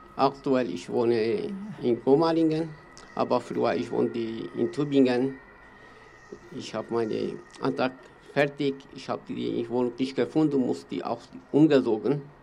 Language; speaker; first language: German; non-native, learner; Kurdish